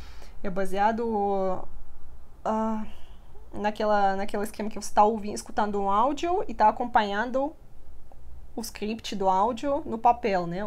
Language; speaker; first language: Portuguese; non-native, fluent; Russian